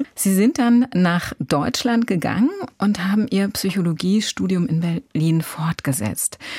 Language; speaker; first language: German; native; German